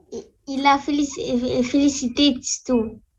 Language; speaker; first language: French; non-native, learner; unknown